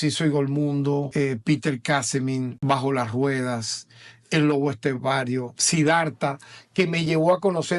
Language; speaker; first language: Spanish; native; Spanish